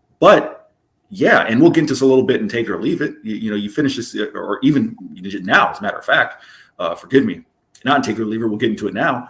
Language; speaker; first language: English; native; English